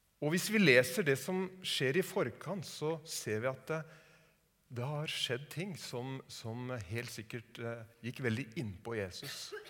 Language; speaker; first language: Norwegian; native; Norwegian